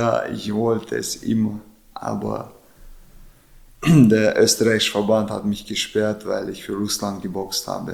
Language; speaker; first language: German; non-native, learner; Chechen